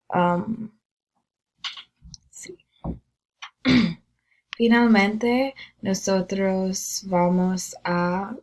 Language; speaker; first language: Spanish; non-native, learner; English